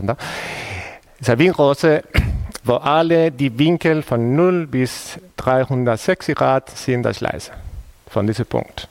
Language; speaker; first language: German; non-native, fluent; Spanish